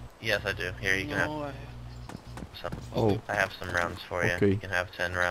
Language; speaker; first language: English; native; English